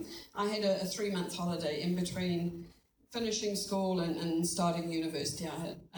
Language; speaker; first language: English; native; English